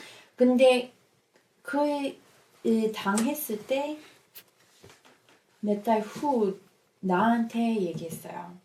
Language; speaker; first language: Korean; non-native, fluent; English